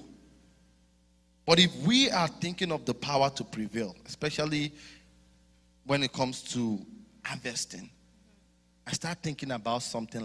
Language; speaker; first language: English; non-native, local second language; Yoruba